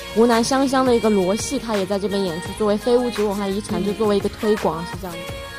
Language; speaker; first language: Chinese; native; Chinese